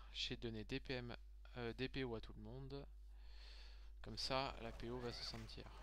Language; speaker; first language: French; native; French